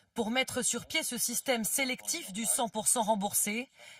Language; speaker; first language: French; native; French